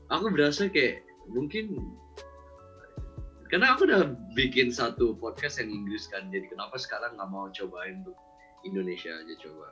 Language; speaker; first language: Indonesian; early bilingual, heritage; Indonesian